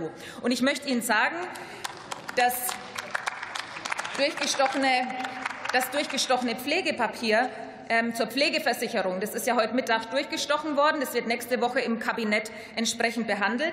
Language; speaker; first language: German; native; German